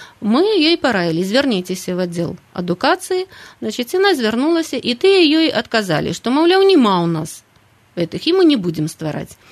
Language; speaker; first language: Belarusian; native; Belarusian